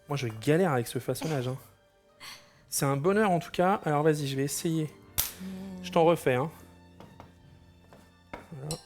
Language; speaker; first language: French; native; French